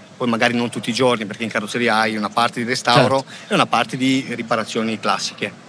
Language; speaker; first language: Italian; non-native, fluent; Romanian